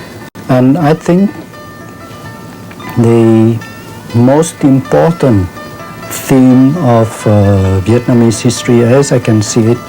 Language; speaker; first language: English; non-native, fluent; Vietnamese